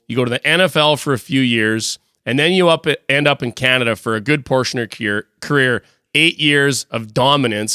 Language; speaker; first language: English; native; English